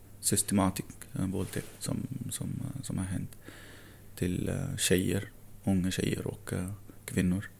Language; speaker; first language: Swedish; non-native, fluent; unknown